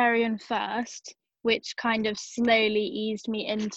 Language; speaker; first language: English; native; English